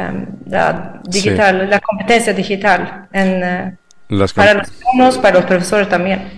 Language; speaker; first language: Spanish; non-native, fluent; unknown